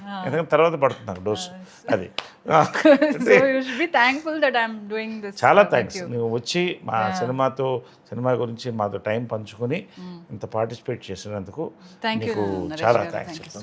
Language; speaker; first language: Telugu; native; Telugu